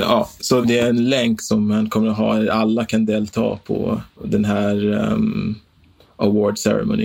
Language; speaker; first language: Swedish; non-native, fluent; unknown